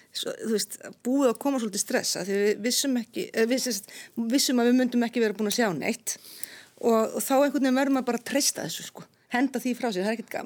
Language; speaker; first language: Icelandic; native; Icelandic